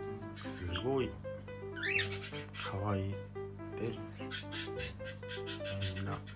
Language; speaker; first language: Japanese; native; Japanese